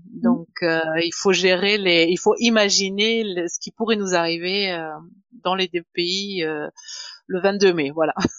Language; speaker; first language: French; non-native, fluent; German